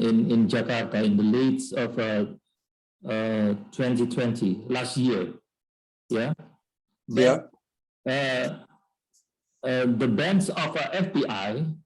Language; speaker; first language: English; non-native, learner; Indonesian